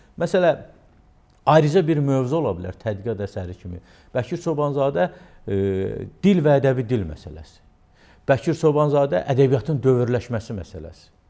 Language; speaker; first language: Azerbaijani; native; Azerbaijani